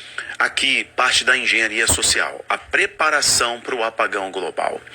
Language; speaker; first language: Portuguese; native; Portuguese